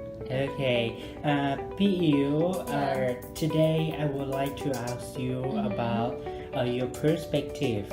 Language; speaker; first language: English; non-native, fluent; Thai